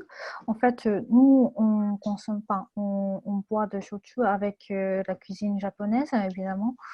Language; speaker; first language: French; non-native, fluent; Japanese